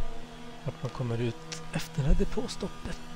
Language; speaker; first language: Swedish; native; Swedish